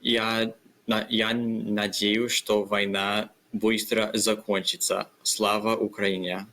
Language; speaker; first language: Russian; non-native, learner; English